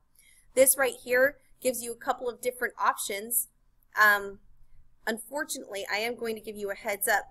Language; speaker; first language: English; native; English